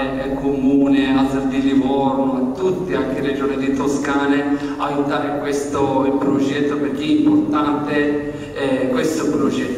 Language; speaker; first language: Italian; non-native, learner; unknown